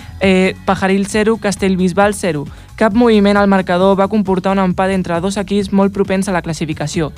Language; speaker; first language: Catalan; native; Catalan